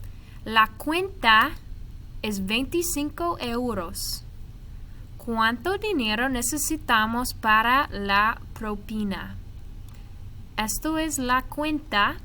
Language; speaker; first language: Spanish; non-native, fluent; English